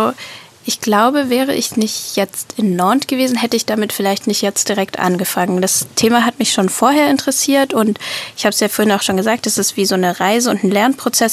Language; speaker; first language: German; native; German